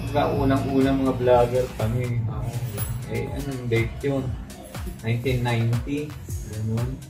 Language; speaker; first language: Filipino; native; Filipino